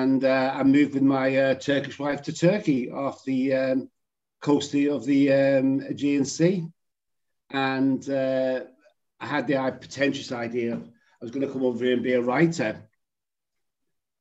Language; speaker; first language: English; native; English